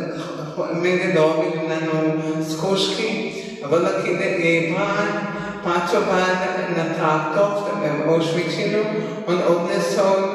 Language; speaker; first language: Slovak; early bilingual, heritage; Slovak